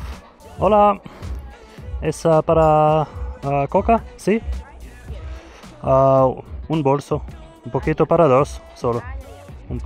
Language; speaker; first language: Spanish; non-native, learner; German